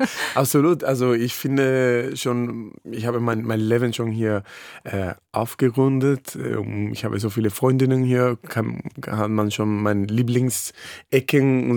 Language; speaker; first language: German; non-native, fluent; Spanish